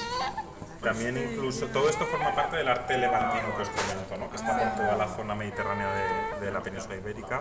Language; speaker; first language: Spanish; native; Spanish